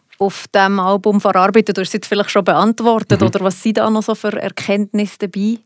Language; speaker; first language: German; native; German